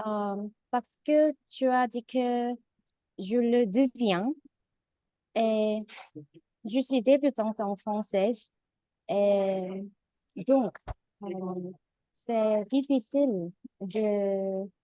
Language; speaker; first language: French; non-native, learner; Korean